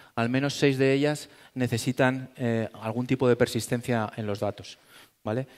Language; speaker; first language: Spanish; native; Spanish